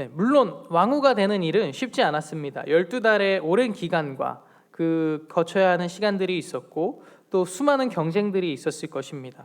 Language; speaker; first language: Korean; native; Korean